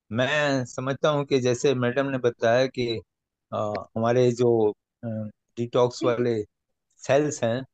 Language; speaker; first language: Hindi; native; Hindi